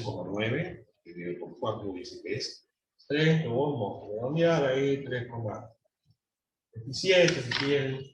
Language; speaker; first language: Spanish; native; Spanish